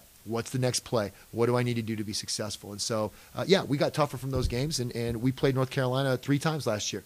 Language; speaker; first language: English; native; English